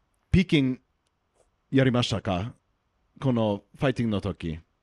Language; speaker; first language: Japanese; non-native, learner; English